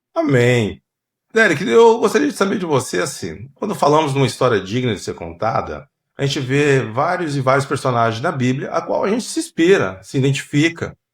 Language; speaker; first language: Portuguese; native; Portuguese